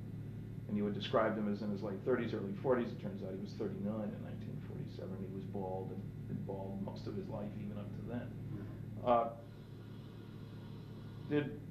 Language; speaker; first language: English; native; English